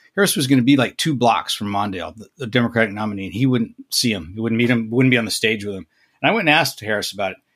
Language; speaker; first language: English; native; English